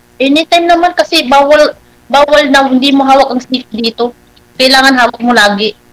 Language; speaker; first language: Filipino; non-native, local second language; Pangasinan